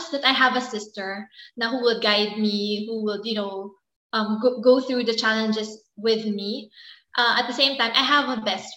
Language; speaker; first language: English; non-native, local second language; Filipino